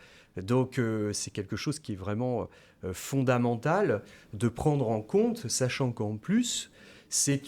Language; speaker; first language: French; native; French